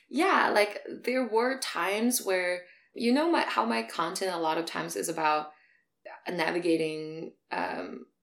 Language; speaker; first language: English; non-native, fluent; Chinese